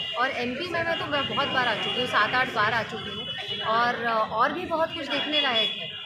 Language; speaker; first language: Hindi; non-native, local second language; Marathi